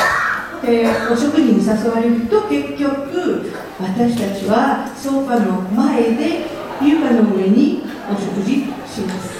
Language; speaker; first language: Japanese; non-native, fluent; French